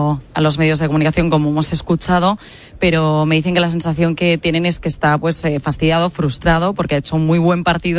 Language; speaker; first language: Spanish; native; Spanish